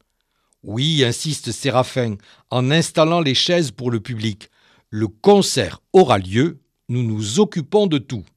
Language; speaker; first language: French; native; French